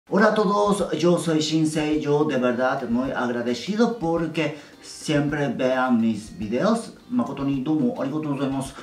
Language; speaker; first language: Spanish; non-native, learner; Japanese